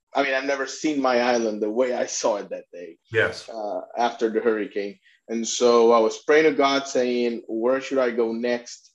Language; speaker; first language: English; non-native, fluent; Spanish